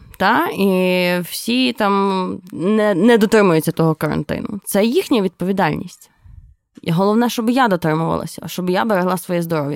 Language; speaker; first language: Ukrainian; native; Ukrainian